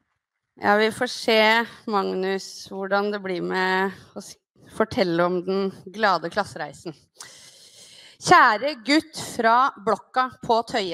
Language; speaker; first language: Norwegian; native; Norwegian